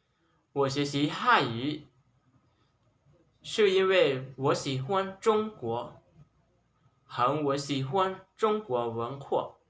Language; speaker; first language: Chinese; non-native, learner; Lao